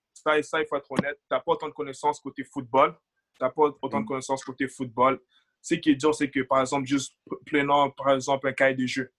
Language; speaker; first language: French; early bilingual, other home language; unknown